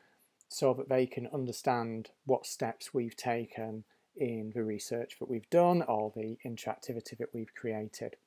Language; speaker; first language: English; native; English